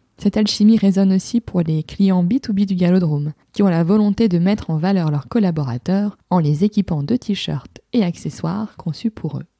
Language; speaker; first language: French; native; French